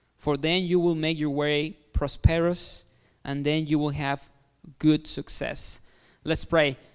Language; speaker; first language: English; non-native, fluent; Spanish